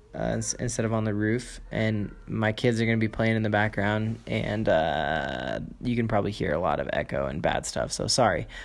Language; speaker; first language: English; native; English